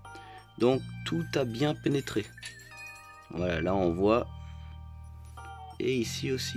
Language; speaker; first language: French; native; French